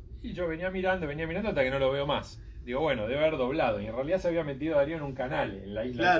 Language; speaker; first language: Spanish; native; Spanish